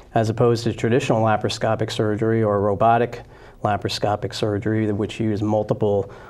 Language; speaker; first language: English; native; English